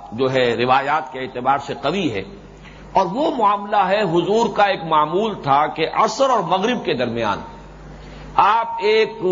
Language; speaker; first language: Urdu; native; Urdu